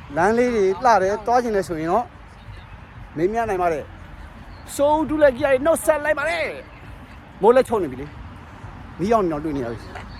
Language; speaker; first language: Burmese; native; Burmese